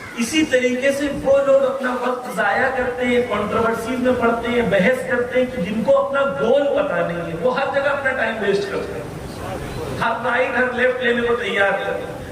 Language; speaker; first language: Urdu; native; Urdu